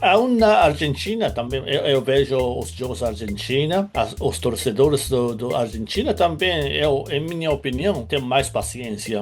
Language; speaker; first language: Portuguese; non-native, fluent; Japanese